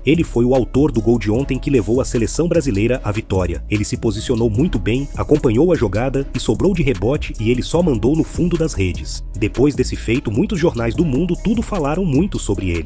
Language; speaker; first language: Portuguese; native; Portuguese